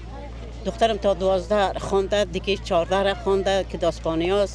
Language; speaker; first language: Persian; native; Persian